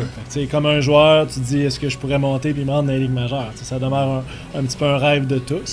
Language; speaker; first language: French; native; French